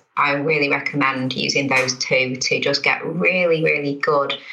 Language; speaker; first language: English; native; English